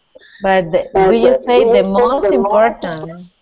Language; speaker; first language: English; non-native, learner; Spanish